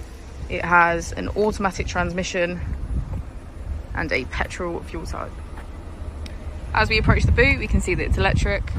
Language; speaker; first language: English; native; English